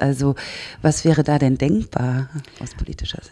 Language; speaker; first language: German; native; German